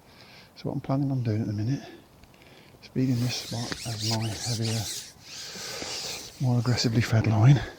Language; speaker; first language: English; native; English